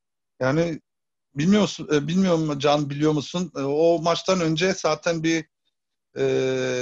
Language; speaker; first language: Turkish; early bilingual, heritage; Turkish